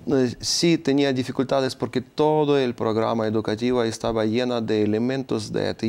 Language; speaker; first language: Spanish; non-native, fluent; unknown